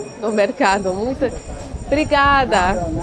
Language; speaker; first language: Portuguese; non-native, learner; English